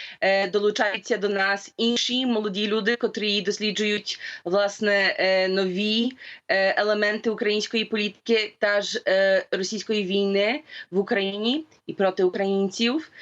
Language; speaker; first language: Ukrainian; early bilingual, heritage; Ukrainian